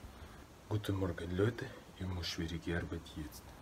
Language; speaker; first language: German; non-native, learner; Russian